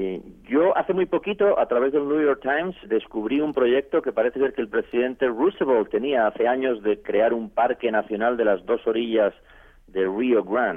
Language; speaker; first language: Spanish; native; Spanish